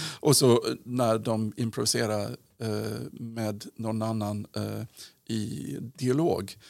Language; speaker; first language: Swedish; non-native, fluent; English